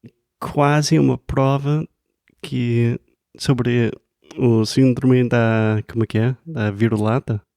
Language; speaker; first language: Portuguese; non-native, fluent; English